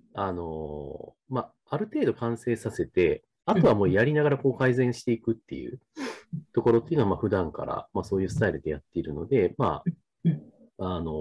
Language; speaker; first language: Japanese; native; Japanese